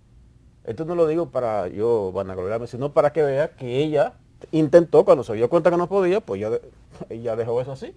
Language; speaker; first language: Spanish; native; Spanish